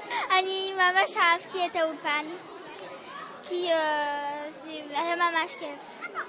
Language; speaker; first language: Hebrew; early bilingual, other home language; French